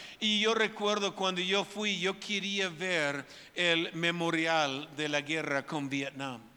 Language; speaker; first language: Spanish; non-native, fluent; English